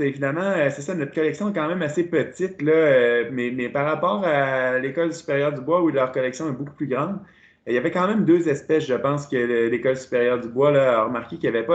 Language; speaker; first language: French; native; French